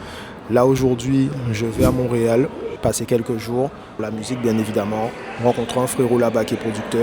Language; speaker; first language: French; native; French